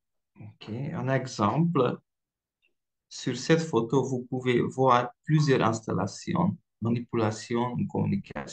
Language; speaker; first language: French; non-native, fluent; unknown